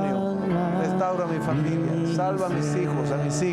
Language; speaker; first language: Spanish; native; Spanish